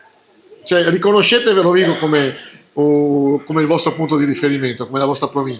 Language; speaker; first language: Italian; native; Italian